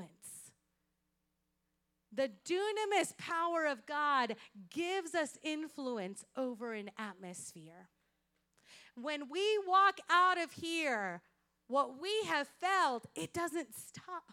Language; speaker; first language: English; non-native, fluent; Spanish